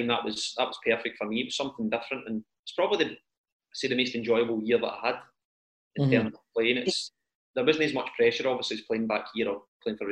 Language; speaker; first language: English; native; English